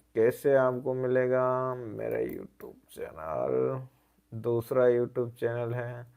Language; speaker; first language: Hindi; non-native, local second language; Gujarati